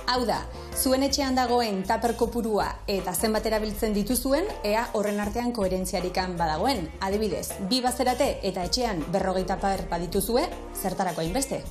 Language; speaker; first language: Basque; native; Basque